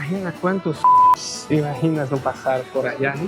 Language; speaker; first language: Spanish; non-native, learner; Portuguese